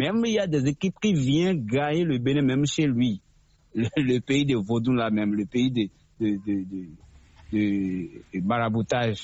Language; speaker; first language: French; non-native, local second language; Fon